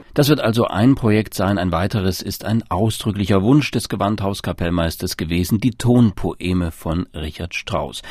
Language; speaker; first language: German; native; German